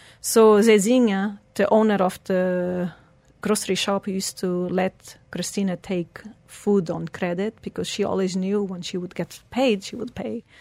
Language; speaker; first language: English; non-native, fluent; Portuguese